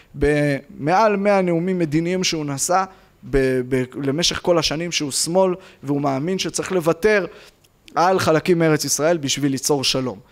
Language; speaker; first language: Hebrew; native; Hebrew